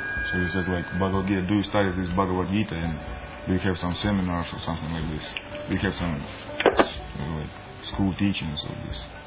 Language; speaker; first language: English; non-native, learner; Russian